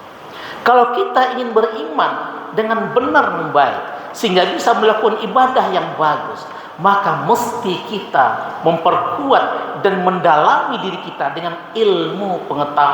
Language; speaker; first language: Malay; non-native, local second language; Minangkabau